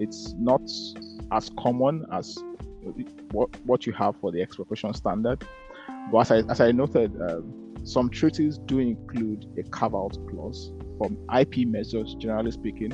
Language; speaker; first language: English; non-native, local second language; Yoruba